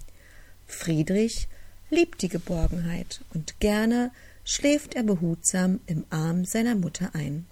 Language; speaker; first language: German; native; German